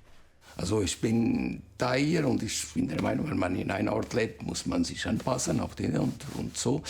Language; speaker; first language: German; non-native, fluent; Portuguese